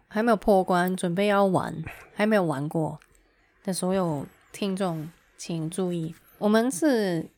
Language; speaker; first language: Chinese; native; Chinese